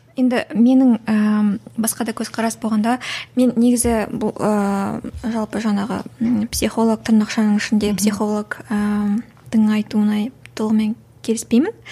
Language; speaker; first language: Kazakh; native; Kazakh